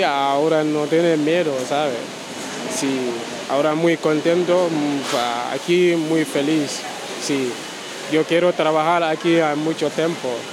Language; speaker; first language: Spanish; non-native, learner; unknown